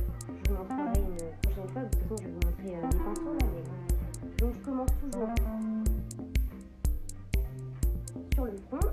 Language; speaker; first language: French; native; French